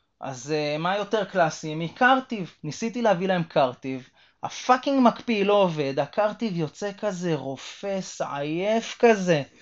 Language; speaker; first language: Hebrew; native; Hebrew